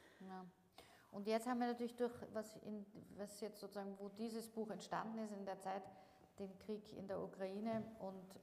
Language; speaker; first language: German; native; German